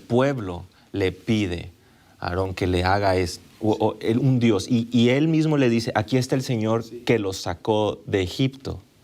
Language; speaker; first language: Spanish; native; Spanish